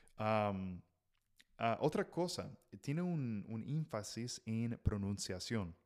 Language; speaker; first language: Spanish; non-native, fluent; English